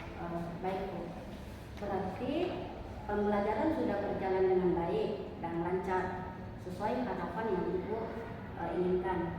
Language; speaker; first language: Indonesian; native; Indonesian